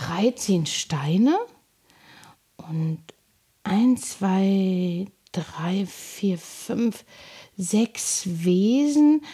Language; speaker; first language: German; native; German